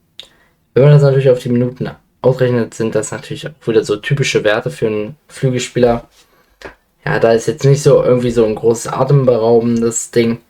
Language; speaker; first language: German; native; German